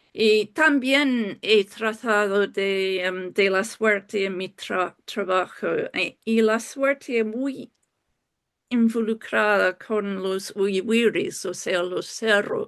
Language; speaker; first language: Spanish; non-native, fluent; English